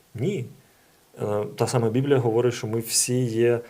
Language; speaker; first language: Ukrainian; non-native, local second language; Russian